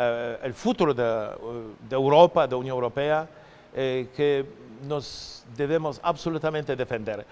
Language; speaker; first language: Portuguese; non-native, fluent; Polish